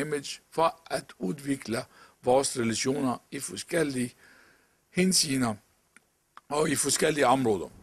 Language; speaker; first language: Danish; non-native, local second language; Arabic